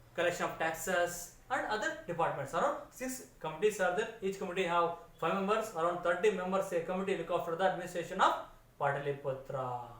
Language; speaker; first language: English; non-native, local second language; Kannada